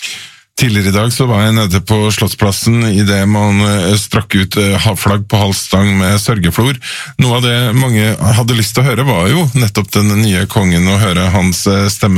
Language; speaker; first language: Norwegian; native; Norwegian